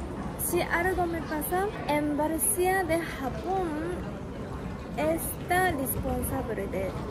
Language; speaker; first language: Spanish; non-native, learner; Japanese